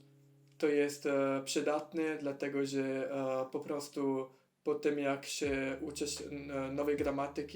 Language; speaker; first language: Polish; non-native, fluent; Italian